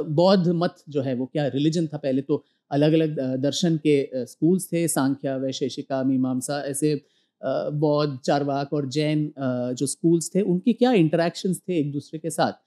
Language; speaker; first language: Hindi; non-native, local second language; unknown